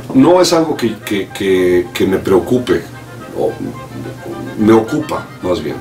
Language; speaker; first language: Spanish; native; Spanish